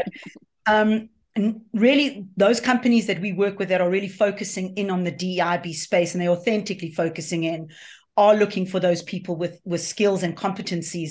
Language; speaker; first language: English; native; English